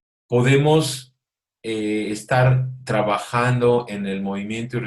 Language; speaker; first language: Spanish; native; Spanish